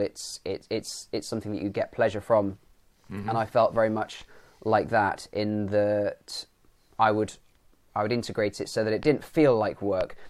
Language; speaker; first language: English; native; English